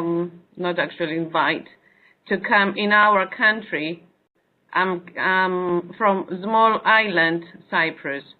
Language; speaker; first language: English; non-native, learner; Greek